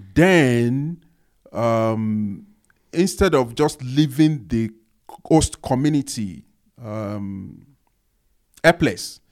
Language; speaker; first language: English; non-native, local second language; Yoruba